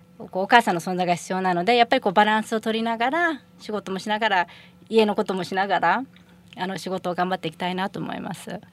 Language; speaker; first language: Japanese; early bilingual, heritage; Japanese